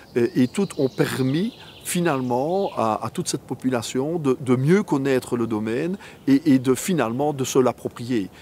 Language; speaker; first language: French; native; French